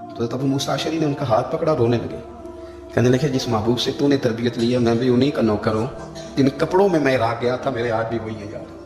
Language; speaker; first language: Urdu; non-native, local second language; Punjabi